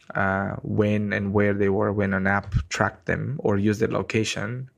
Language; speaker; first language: English; non-native, fluent; Romanian